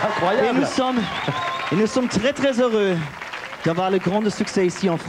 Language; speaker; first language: French; non-native, fluent; German